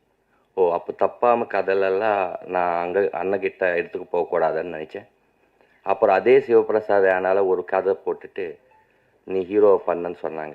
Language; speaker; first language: Tamil; non-native, learner; Telugu